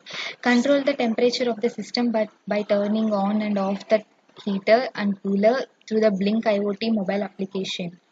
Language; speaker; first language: English; non-native, local second language; Telugu